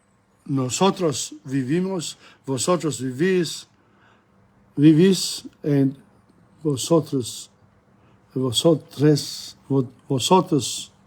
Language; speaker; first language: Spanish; non-native, learner; English